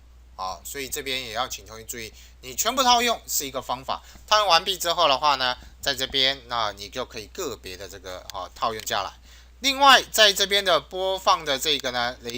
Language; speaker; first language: Chinese; native; Chinese